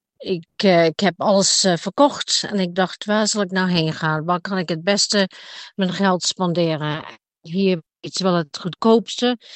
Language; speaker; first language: Dutch; native; Dutch